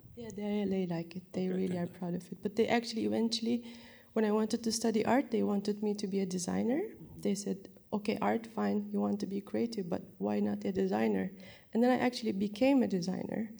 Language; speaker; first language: English; non-native, fluent; Turkish